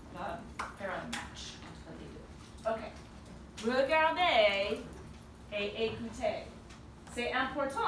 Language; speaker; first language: French; non-native, fluent; English